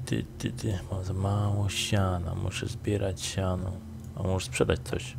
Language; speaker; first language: Polish; native; Polish